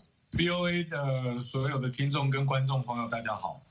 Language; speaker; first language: Chinese; native; Chinese